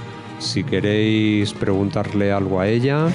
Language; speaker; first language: Spanish; native; Spanish